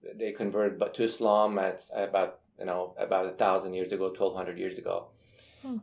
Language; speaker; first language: English; non-native, fluent; Persian